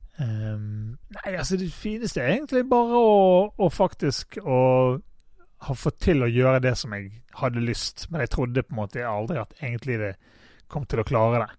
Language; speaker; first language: Norwegian; native; Norwegian